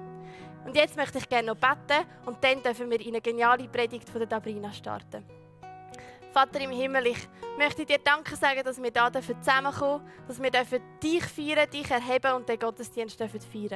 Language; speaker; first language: German; native; German